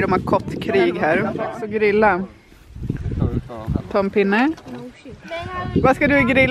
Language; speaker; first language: Swedish; native; Swedish